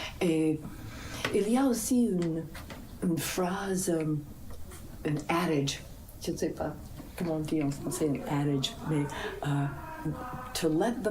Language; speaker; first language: French; non-native, fluent; English